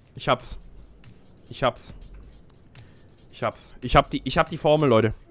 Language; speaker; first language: German; native; German